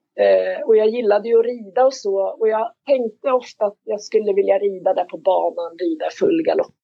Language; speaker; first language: Swedish; native; Swedish